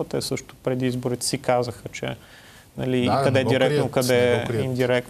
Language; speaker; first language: Bulgarian; native; Bulgarian